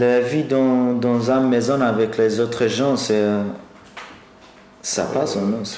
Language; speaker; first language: French; non-native, learner; Persian